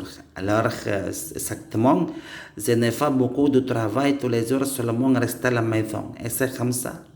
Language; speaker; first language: French; non-native, learner; Indonesian